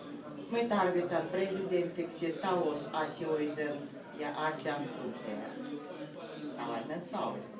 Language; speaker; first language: Finnish; non-native, learner; Russian